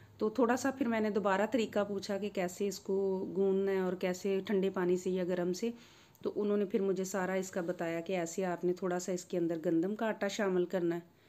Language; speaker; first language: Urdu; non-native, local second language; Punjabi